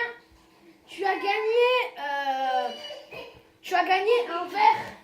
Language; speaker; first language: French; native; French